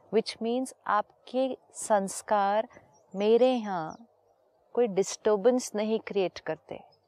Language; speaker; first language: Hindi; native; Hindi